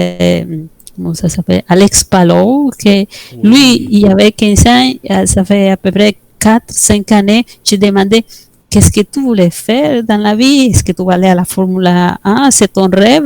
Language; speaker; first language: French; non-native, fluent; Spanish